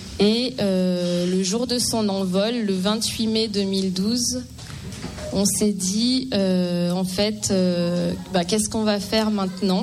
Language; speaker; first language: French; native; French